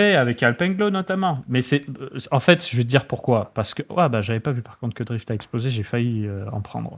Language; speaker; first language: French; native; French